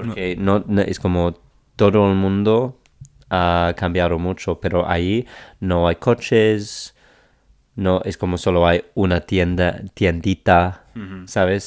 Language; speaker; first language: Spanish; non-native, fluent; English